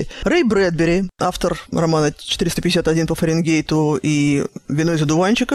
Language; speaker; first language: Russian; native; Russian